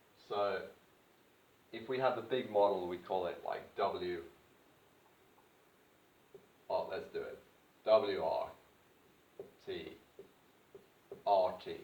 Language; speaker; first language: English; native; English